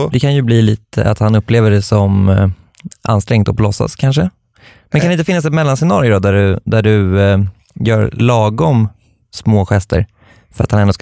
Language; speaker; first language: Swedish; native; Swedish